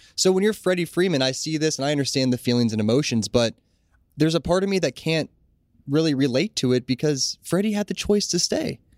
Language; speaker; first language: English; native; English